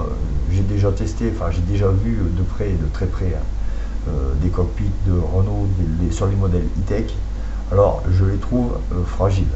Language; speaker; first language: French; native; French